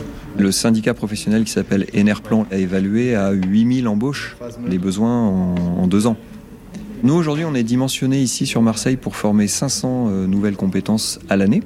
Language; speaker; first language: French; native; French